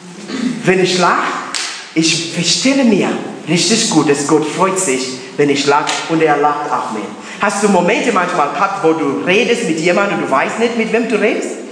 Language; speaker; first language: German; non-native, learner; English